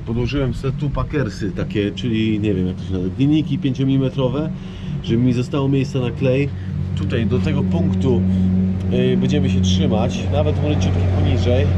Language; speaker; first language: Polish; native; Polish